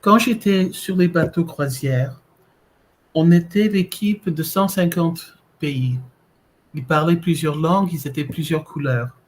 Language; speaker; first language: French; non-native, fluent; English